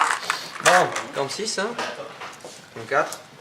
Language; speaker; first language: French; native; French